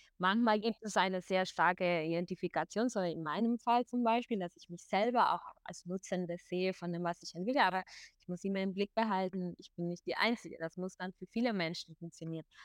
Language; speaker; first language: German; non-native, fluent; Spanish